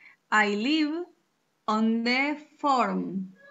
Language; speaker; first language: English; non-native, learner; Spanish